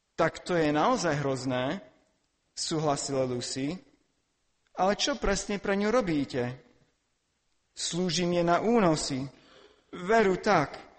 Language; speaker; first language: Slovak; non-native, fluent; English